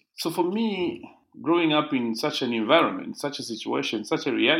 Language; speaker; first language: English; non-native, local second language; Bemba